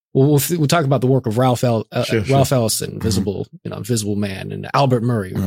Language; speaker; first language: English; native; English